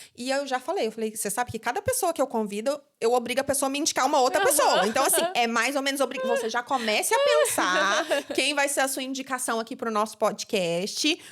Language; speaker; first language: Portuguese; native; Portuguese